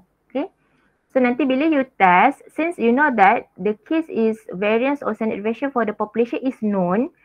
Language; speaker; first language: English; non-native, local second language; Malay